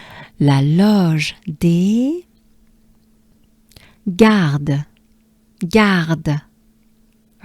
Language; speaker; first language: French; native; French